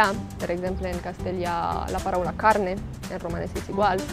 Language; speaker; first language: Catalan; non-native, fluent; Romanian